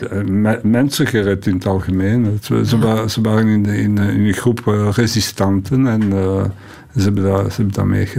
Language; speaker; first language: Dutch; non-native, local second language; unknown